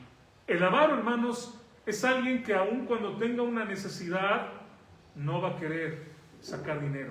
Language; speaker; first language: Spanish; native; Spanish